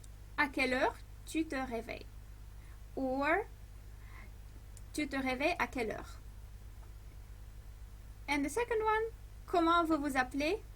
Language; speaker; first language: French; non-native, fluent; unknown